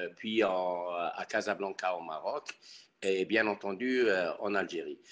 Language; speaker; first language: French; non-native, local second language; Arabic